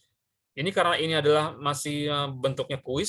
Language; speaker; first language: Indonesian; native; Indonesian